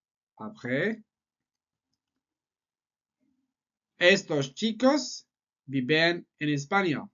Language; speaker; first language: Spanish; non-native, fluent; French